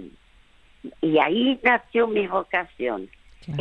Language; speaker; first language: Spanish; early bilingual, other home language; French